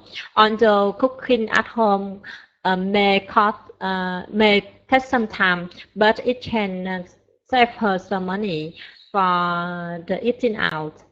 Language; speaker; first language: English; non-native, learner; Vietnamese